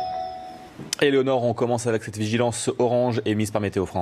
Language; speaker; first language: French; native; French